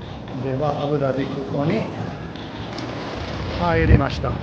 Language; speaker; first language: Japanese; non-native, fluent; Urdu